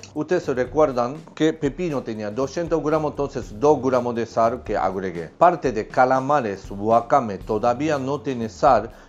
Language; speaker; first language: Spanish; non-native, learner; Japanese